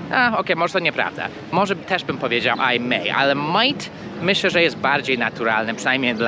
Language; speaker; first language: Polish; non-native, fluent; English